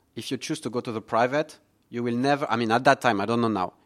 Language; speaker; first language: English; non-native, fluent; French